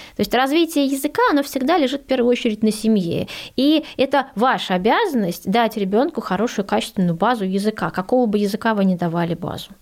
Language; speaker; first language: Russian; early bilingual, heritage; Russian